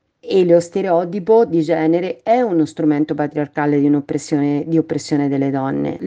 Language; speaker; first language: Italian; native; Italian